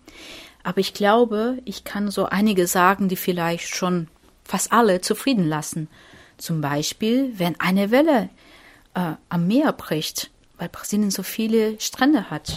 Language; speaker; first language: German; non-native, fluent; Portuguese